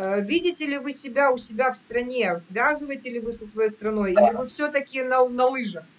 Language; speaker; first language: Russian; native; Russian